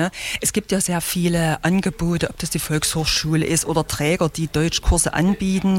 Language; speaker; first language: German; native; German